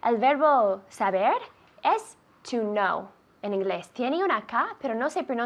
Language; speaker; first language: Spanish; non-native, fluent; English